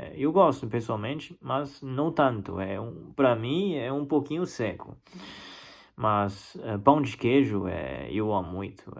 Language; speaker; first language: Portuguese; non-native, fluent; Chinese